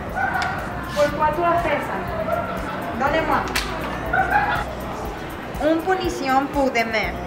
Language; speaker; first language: French; non-native, learner; Spanish